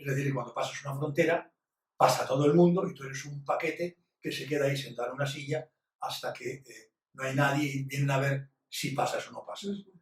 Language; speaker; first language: Spanish; native; Spanish